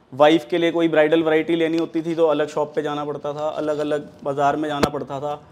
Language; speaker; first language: Hindi; native; Hindi